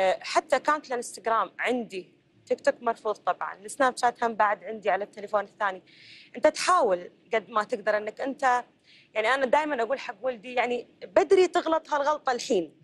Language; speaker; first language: Arabic; native; Arabic